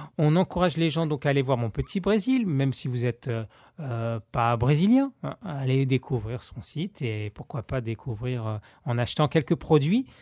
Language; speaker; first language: French; native; French